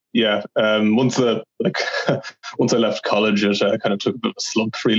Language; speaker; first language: English; native; English